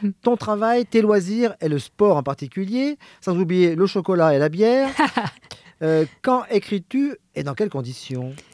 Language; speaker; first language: French; native; French